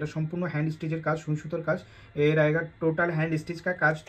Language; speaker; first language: Hindi; non-native, local second language; Bangla